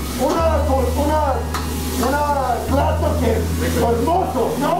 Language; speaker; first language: Spanish; non-native, learner; English